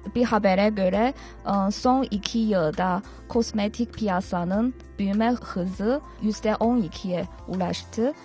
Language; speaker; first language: Turkish; non-native, learner; Chinese